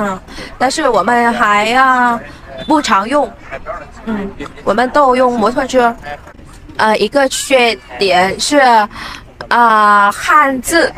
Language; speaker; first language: Chinese; non-native, learner; Vietnamese